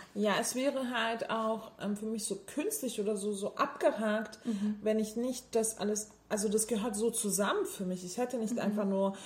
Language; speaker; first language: German; early bilingual, other home language; Turkish